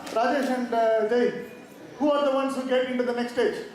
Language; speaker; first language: English; non-native, local second language; Kannada